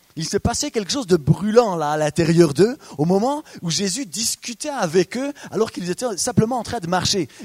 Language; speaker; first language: French; native; French